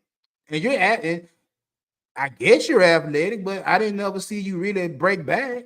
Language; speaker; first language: English; native; English